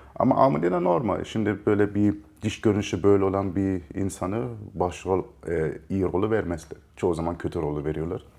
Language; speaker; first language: Turkish; early bilingual, heritage; Turkish